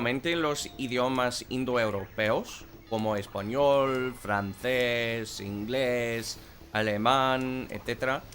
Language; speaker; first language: Spanish; non-native, fluent; English